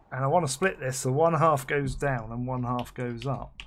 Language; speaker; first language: English; native; English